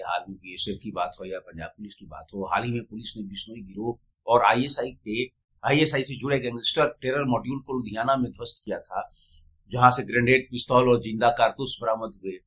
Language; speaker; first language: Hindi; native; Hindi